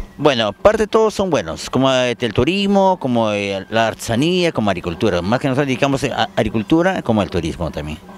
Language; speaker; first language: Spanish; non-native, local second language; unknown